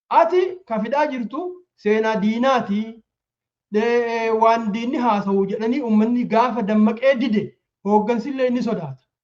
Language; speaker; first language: Oromo; native; Oromo